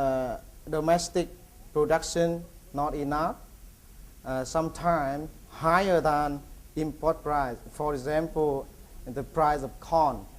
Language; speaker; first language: English; non-native, learner; Vietnamese